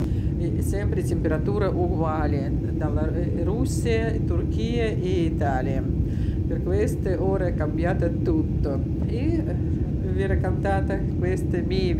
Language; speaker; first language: Italian; non-native, learner; Russian